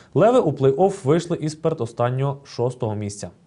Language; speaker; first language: Ukrainian; native; Ukrainian